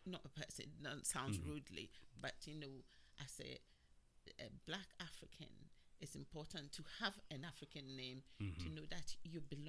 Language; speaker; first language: English; native; English